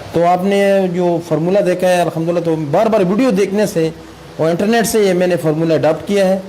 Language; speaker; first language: Urdu; non-native, local second language; Pashto